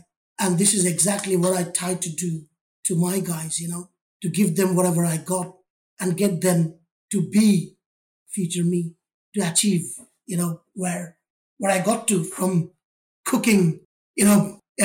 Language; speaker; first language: English; non-native, local second language; Bangla